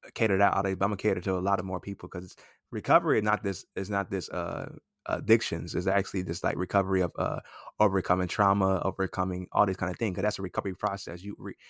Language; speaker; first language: English; native; English